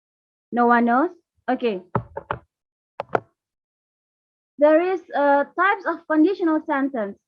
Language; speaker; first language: English; non-native, learner; Indonesian